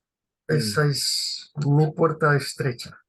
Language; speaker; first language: Portuguese; non-native, learner; Spanish